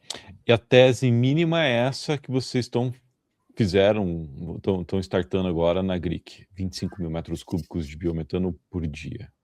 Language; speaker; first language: Portuguese; native; Portuguese